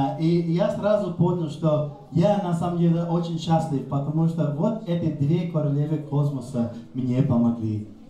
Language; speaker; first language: Russian; non-native, fluent; English